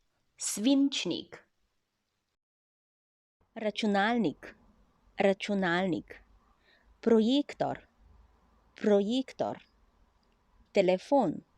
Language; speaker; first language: Slovenian; non-native, learner; Chinese